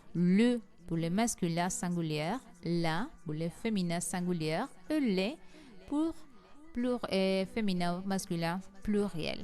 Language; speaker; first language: French; non-native, learner; Spanish